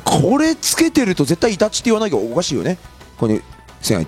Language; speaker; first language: Japanese; native; Japanese